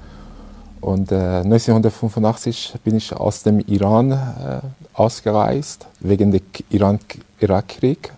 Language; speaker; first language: German; non-native, fluent; Persian